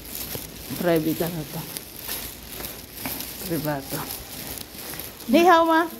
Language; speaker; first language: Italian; non-native, learner; Filipino